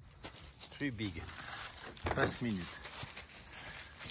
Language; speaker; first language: English; non-native, learner; French